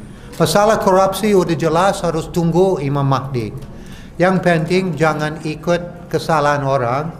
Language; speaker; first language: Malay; non-native, fluent; English